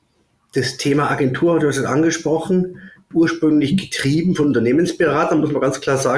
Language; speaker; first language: German; native; German